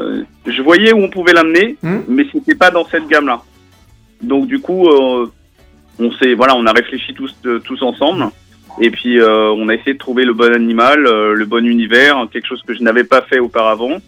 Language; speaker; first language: French; native; French